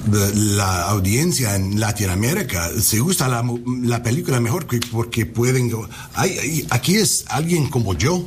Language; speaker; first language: Spanish; non-native, learner; English